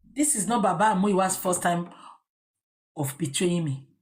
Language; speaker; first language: English; non-native, local second language; Yoruba